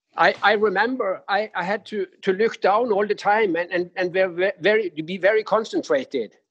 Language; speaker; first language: English; non-native, fluent; Norwegian